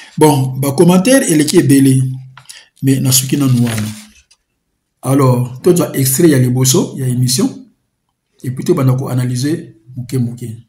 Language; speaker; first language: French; non-native, local second language; Lingala